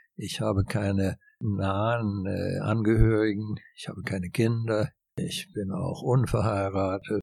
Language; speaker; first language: German; non-native, fluent; Swedish